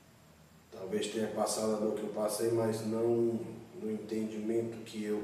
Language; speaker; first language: Portuguese; native; Portuguese